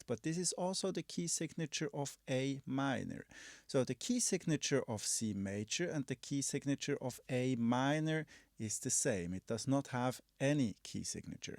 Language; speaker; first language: English; non-native, fluent; German